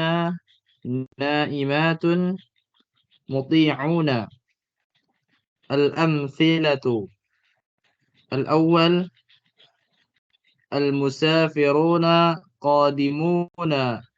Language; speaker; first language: Arabic; non-native, learner; Indonesian